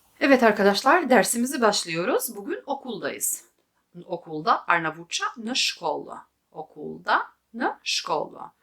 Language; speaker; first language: Turkish; non-native, fluent; Albanian